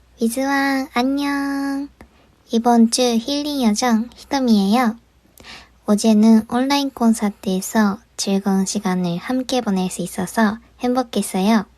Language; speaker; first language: Korean; non-native, fluent; Japanese